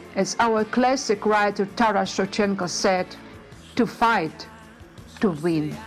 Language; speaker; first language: English; non-native, fluent; Ukrainian